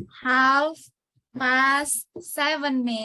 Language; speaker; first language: English; non-native, learner; Indonesian